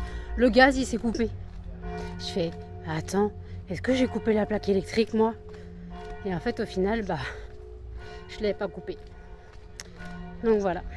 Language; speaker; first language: French; native; French